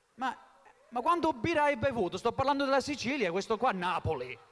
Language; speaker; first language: Italian; early bilingual, heritage; Italian